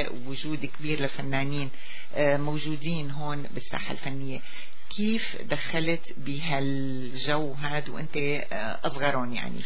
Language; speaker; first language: Arabic; native; Arabic